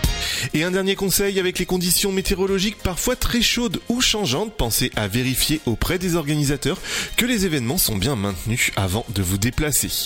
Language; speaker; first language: French; native; French